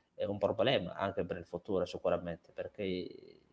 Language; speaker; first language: Italian; non-native, fluent; Somali